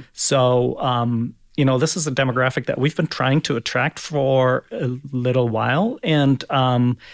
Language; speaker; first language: English; non-native, fluent; German